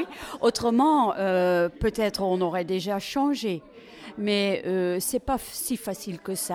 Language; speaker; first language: French; non-native, fluent; Dutch